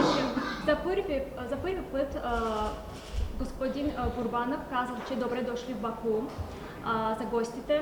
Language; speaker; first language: Bulgarian; non-native, learner; Azerbaijani